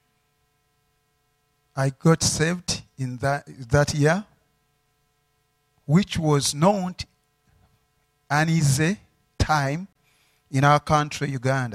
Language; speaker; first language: English; non-native, local second language; Ganda